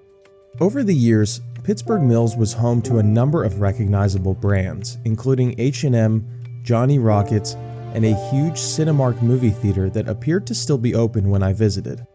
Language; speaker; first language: English; native; English